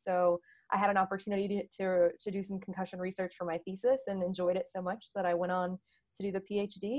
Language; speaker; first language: English; native; English